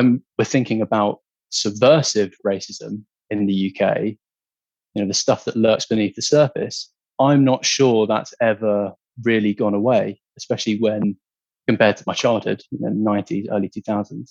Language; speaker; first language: English; native; English